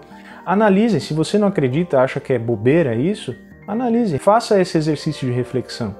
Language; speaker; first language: Portuguese; native; Portuguese